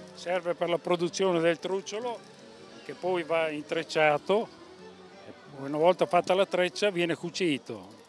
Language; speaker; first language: Italian; native; Italian